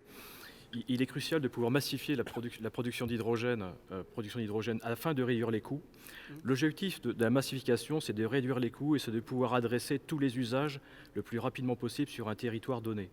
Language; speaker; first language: French; native; French